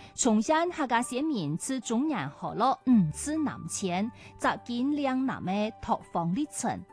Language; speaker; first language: Chinese; non-native, local second language; Cantonese